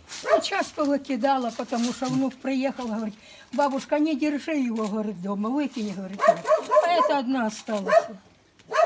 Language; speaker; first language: Russian; native; Russian